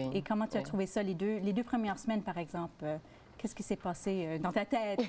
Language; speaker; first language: French; native; French